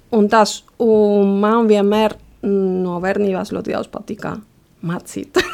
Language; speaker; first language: Latvian; non-native, fluent; Spanish